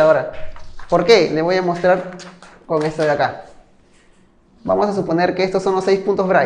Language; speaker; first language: Spanish; native; Spanish